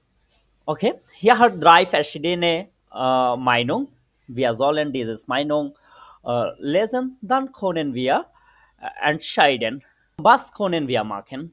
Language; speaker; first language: German; non-native, learner; Bangla